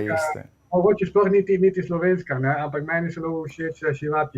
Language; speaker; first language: Slovenian; non-native, fluent; Spanish